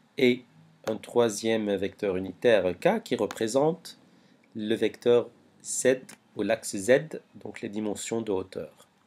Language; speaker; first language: French; non-native, local second language; Arabic